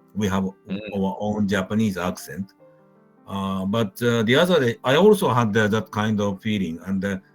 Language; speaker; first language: English; non-native, fluent; Japanese